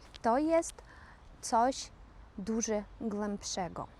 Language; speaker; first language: Polish; non-native, fluent; Russian